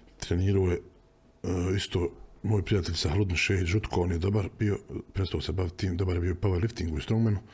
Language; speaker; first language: Bosnian; native; Bosnian